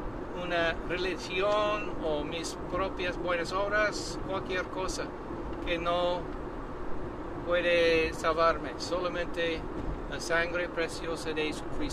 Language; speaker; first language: Spanish; non-native, learner; English